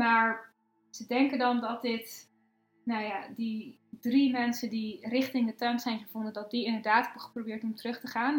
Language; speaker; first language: Dutch; native; Dutch